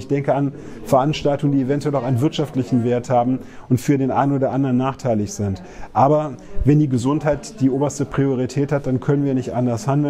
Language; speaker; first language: German; native; German